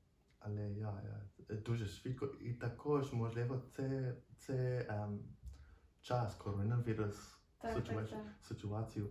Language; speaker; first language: Ukrainian; non-native, learner; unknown